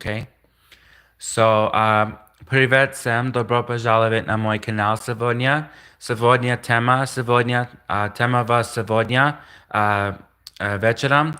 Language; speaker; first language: Russian; non-native, learner; English